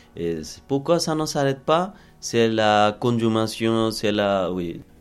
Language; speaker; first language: French; non-native, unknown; Bangla